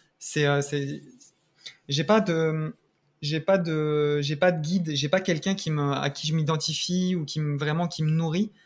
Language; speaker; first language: French; native; French